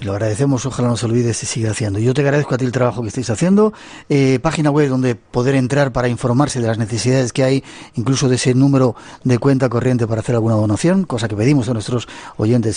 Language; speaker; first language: Spanish; native; Spanish